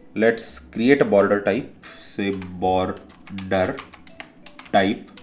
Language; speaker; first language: English; non-native, local second language; Marathi